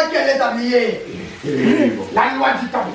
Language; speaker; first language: French; native; French